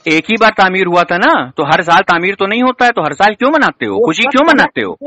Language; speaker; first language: Hindi; native; Hindi